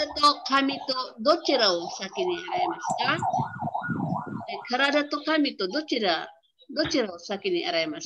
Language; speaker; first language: Japanese; non-native, fluent; Filipino